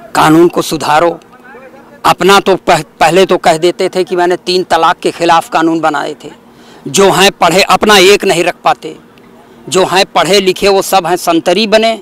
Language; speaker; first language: Hindi; native; Hindi